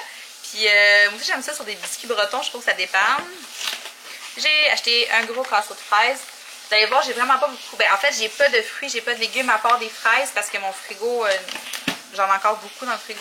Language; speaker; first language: French; native; French